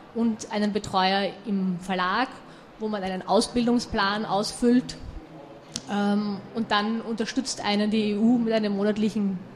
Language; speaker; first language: German; native; German